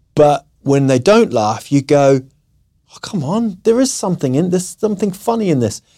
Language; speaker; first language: English; native; English